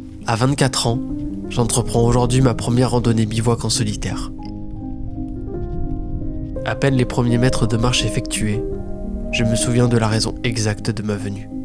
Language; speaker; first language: French; native; French